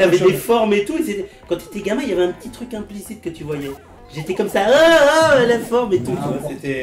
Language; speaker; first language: French; native; French